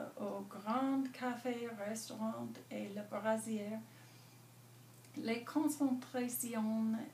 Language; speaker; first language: French; non-native, learner; English